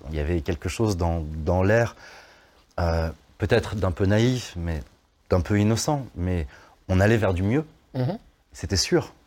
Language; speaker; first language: French; native; French